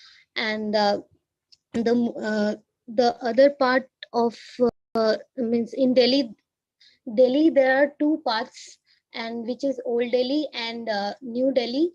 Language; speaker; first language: English; non-native, learner; Hindi